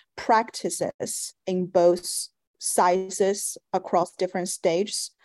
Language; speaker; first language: English; non-native, fluent; Chinese